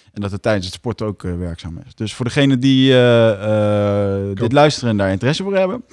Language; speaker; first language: Dutch; native; Dutch